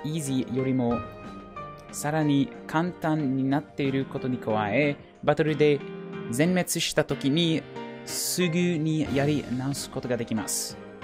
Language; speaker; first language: Japanese; non-native, learner; English